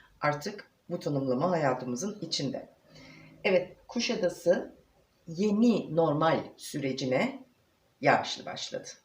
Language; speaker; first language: Turkish; native; Turkish